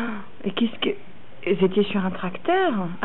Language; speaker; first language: French; native; French